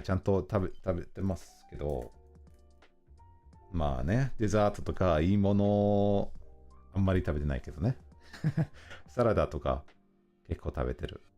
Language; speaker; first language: Japanese; non-native, learner; English